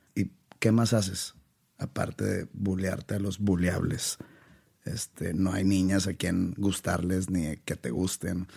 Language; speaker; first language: Spanish; native; Spanish